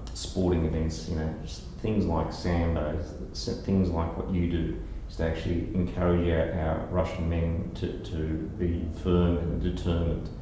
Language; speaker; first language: English; early bilingual, other home language; Russian